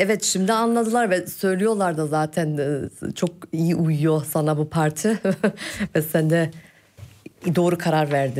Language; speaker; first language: Turkish; early bilingual, heritage; Turkish